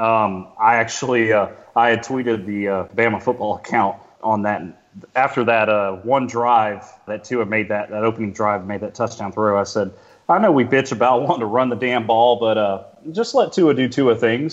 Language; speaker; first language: English; native; English